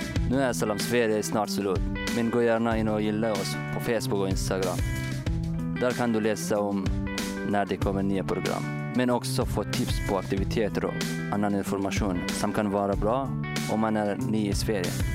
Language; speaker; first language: Swedish; non-native, fluent; Persian